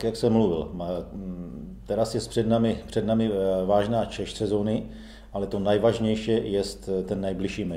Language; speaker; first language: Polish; non-native, learner; Czech